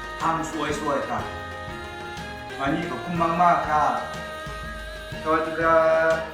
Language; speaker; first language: Thai; non-native, learner; Korean